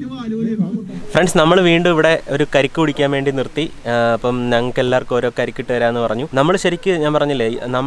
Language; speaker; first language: Malayalam; native; Malayalam